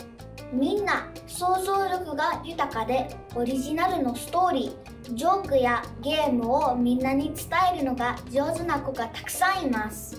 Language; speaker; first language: Japanese; early bilingual, other home language; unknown